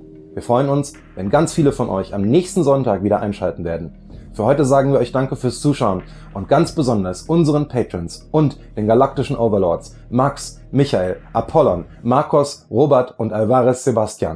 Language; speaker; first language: German; native; German